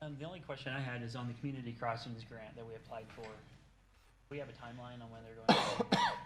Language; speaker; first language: English; native; English